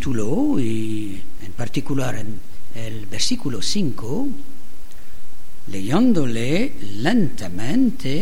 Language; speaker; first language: Spanish; non-native, fluent; French